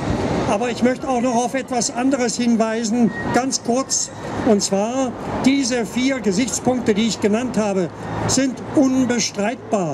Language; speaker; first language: German; native; German